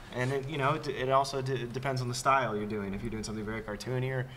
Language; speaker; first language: English; native; English